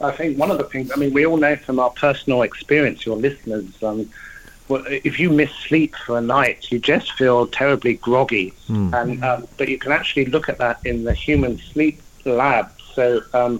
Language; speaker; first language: English; native; English